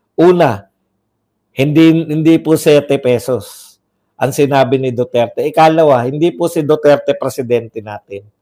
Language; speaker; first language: Filipino; non-native, local second language; Iloko